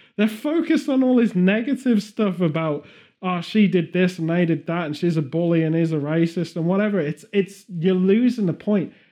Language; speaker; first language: English; native; English